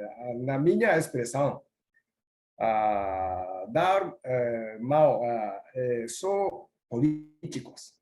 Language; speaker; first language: Portuguese; non-native, learner; Japanese